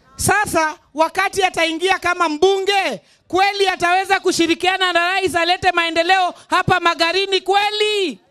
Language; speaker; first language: Swahili; non-native, local second language; Luo (Kenya and Tanzania)